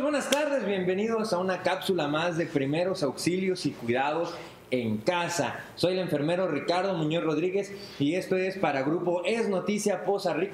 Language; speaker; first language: Spanish; native; Spanish